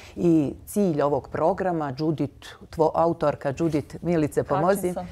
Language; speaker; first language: Serbian; native; Serbian